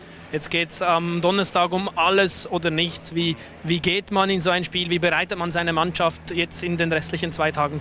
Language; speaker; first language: German; native; German